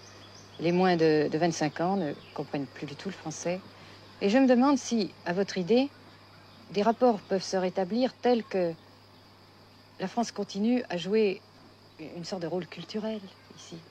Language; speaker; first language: French; native; French